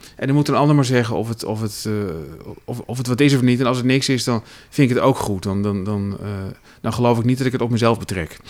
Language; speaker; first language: Dutch; native; Dutch